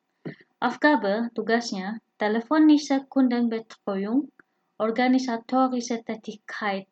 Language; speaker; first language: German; non-native, fluent; Indonesian